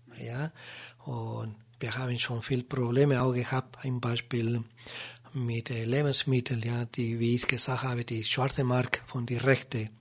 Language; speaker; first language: German; non-native, learner; Spanish